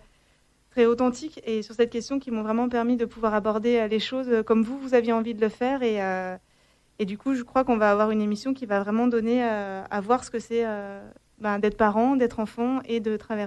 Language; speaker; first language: French; native; French